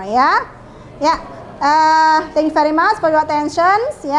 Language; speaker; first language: English; non-native, fluent; Indonesian